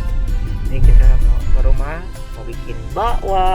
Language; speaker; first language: Indonesian; native; Indonesian